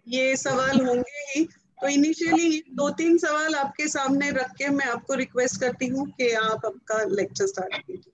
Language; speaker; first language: Hindi; non-native, local second language; Marathi